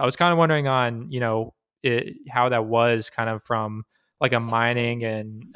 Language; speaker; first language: English; native; English